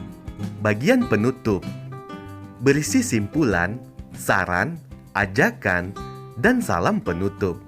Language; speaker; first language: Indonesian; native; Indonesian